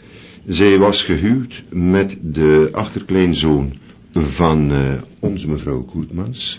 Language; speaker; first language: Dutch; native; Dutch